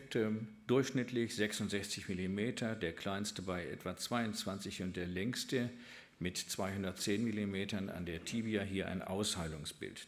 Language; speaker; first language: German; native; German